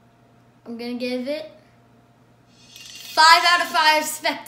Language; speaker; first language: English; native; English